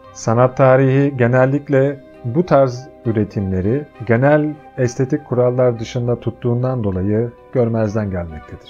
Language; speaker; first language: Turkish; native; Turkish